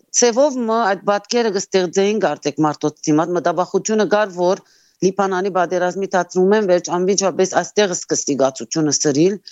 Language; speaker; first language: Armenian; early bilingual, heritage; Armenian